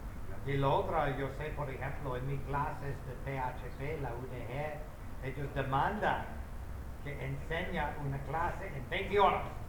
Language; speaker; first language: Spanish; non-native, fluent; English